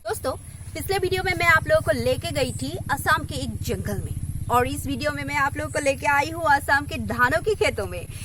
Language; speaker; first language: Hindi; non-native, local second language; Assamese